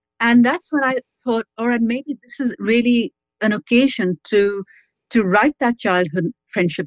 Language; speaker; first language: English; non-native, local second language; Urdu